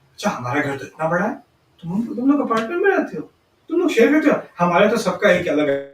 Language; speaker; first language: Urdu; early bilingual, heritage; Urdu